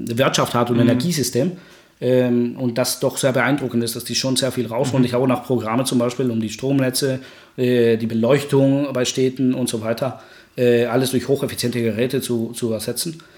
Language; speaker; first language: German; non-native, fluent; Spanish